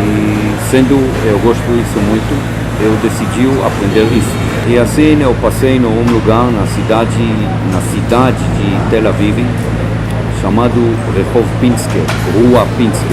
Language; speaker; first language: Portuguese; non-native, fluent; Hebrew